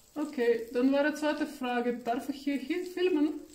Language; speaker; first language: German; non-native, learner; Russian